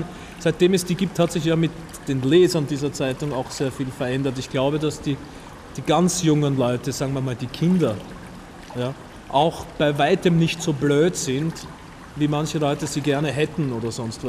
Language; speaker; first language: German; native; German